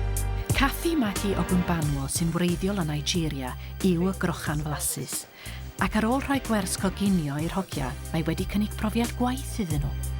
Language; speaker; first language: Welsh; native; Welsh